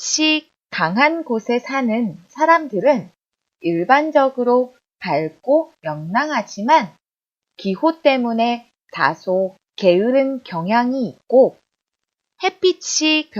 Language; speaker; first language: Korean; native; Korean